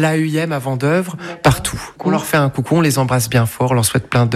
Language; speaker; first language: French; native; French